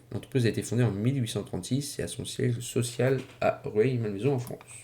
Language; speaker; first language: French; native; French